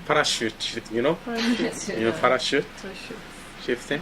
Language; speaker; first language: English; non-native, learner; Korean